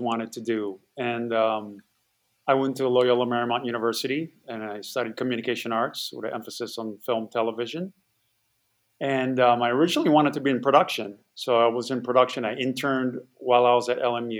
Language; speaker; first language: English; native; English